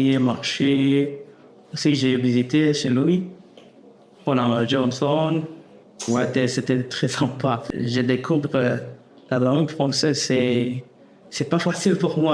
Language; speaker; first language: French; non-native, learner; Bangla